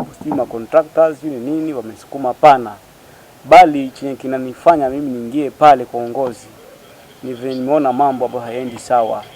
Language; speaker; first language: Swahili; non-native, local second language; Giryama